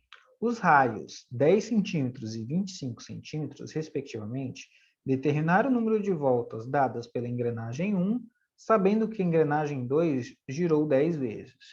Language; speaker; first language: Portuguese; native; Portuguese